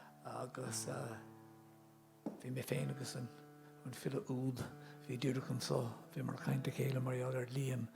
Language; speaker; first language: Irish; non-native, local second language; English